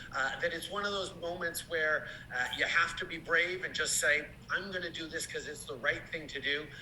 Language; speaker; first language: English; early bilingual, other home language; French